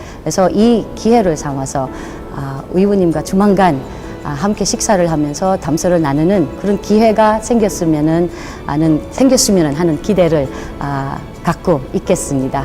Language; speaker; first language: Korean; non-native, fluent; Filipino